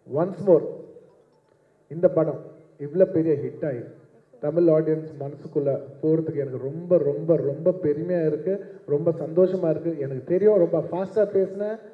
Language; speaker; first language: Tamil; non-native, local second language; Telugu